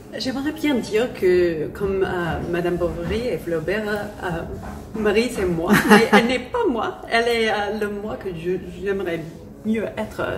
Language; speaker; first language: French; non-native, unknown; English